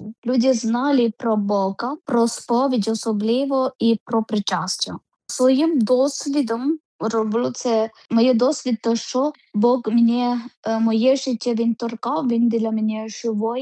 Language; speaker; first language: Ukrainian; non-native, learner; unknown